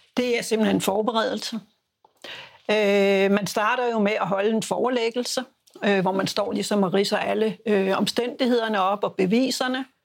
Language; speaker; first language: Danish; native; Danish